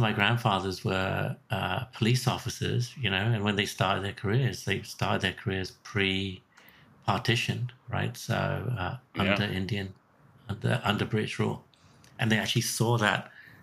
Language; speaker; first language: English; native; English